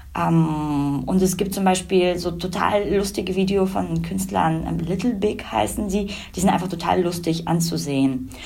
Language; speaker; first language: German; early bilingual, other home language; Russian